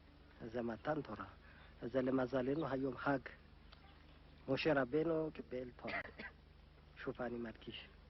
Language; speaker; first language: Hebrew; non-native, learner; Amharic